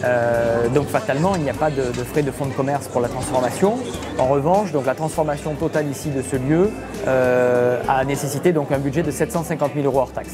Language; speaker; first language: French; native; French